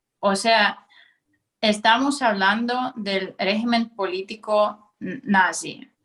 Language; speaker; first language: Spanish; non-native, fluent; Russian